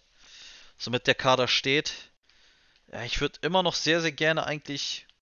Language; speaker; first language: German; native; German